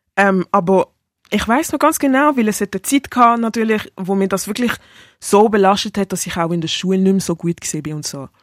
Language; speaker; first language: German; native; German